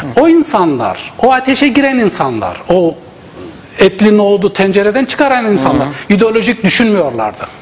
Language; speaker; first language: Turkish; non-native, local second language; Zaza